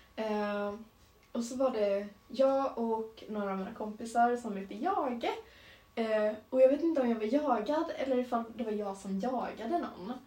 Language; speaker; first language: Swedish; native; Swedish